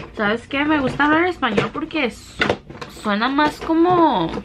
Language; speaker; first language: Spanish; early bilingual, other home language; English